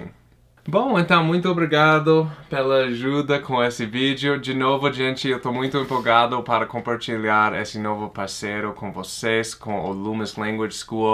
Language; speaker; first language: Portuguese; non-native, fluent; English